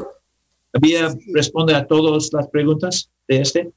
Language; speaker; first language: Spanish; non-native, learner; English